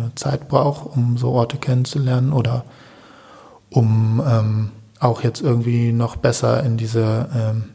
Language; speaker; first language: German; native; German